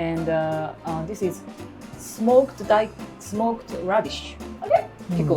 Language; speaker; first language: English; non-native, learner; Japanese